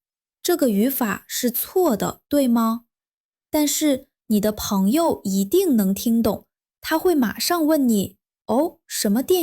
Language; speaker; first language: Chinese; non-native, fluent; Vietnamese